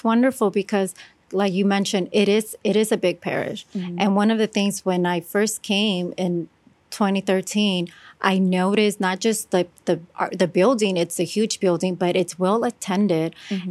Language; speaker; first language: English; native; English